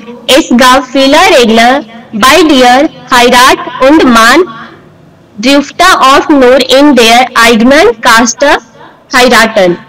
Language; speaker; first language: German; non-native, learner; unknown